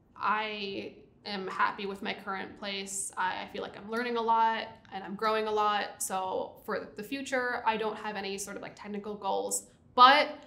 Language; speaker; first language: English; native; English